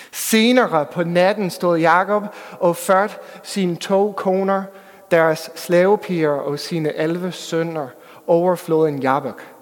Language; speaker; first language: Danish; non-native, fluent; English